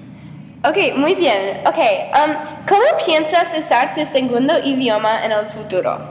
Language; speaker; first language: Spanish; non-native, learner; English